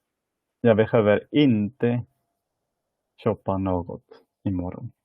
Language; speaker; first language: Swedish; non-native, fluent; Spanish